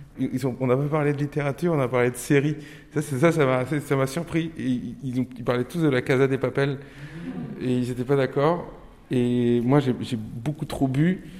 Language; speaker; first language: French; early bilingual, other home language; Turkish